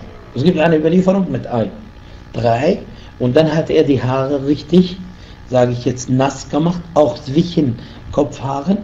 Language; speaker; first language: German; non-native, fluent; Arabic